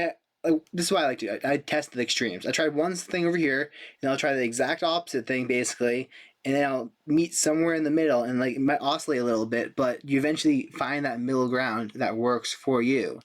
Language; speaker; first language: English; native; English